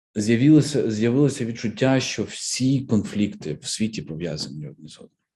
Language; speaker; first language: Ukrainian; native; Ukrainian